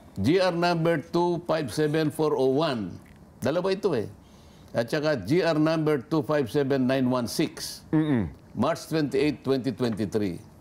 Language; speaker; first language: Filipino; non-native, local second language; Pampanga